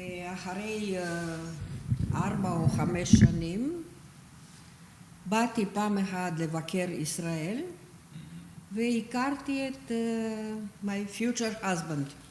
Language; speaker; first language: Hebrew; non-native, fluent; Romanian